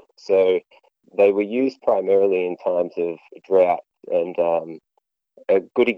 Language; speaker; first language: English; native; English